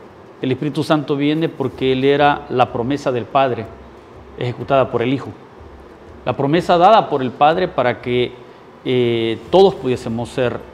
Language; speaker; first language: Spanish; native; Spanish